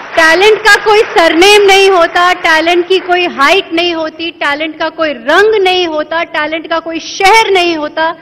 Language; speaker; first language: Hindi; native; Hindi